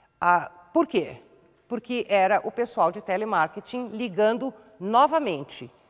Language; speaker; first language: Portuguese; native; Portuguese